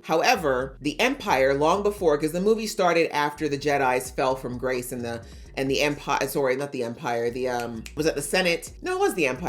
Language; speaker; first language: English; native; English